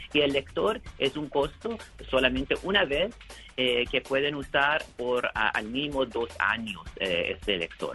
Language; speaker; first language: Spanish; non-native, learner; English